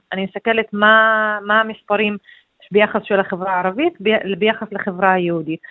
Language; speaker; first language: Hebrew; non-native, local second language; Arabic